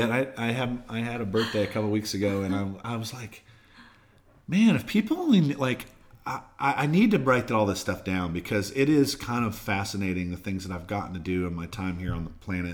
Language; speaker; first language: English; native; English